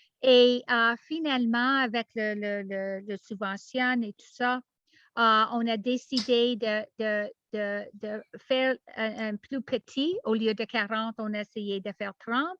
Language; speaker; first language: French; non-native, learner; English